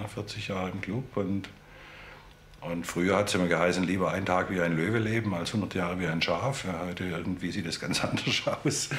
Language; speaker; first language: German; native; German